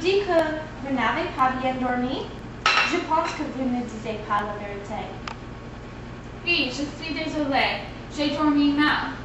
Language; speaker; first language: French; non-native, learner; English